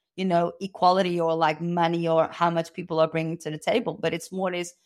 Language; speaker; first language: English; non-native, fluent; Dutch